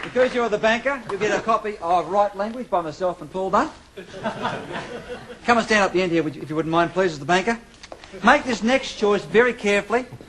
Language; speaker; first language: English; native; English